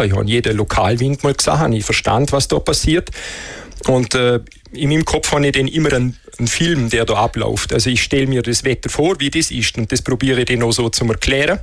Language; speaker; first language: German; native; German